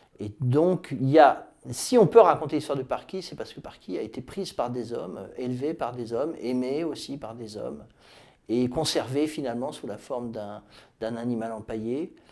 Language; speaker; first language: French; native; French